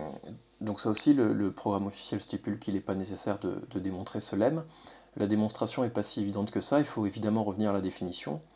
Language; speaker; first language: French; native; French